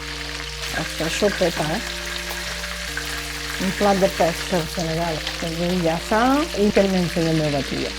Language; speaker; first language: Catalan; non-native, local second language; Fula